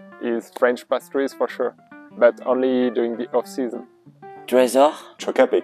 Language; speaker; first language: English; non-native, fluent; German